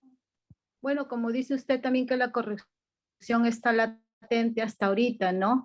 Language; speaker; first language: Spanish; native; Spanish